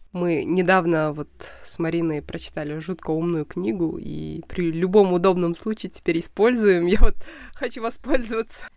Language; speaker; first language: Russian; non-native, local second language; Kazakh